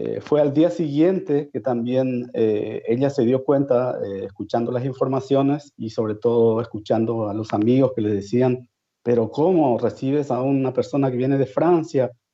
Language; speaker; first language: Spanish; native; Spanish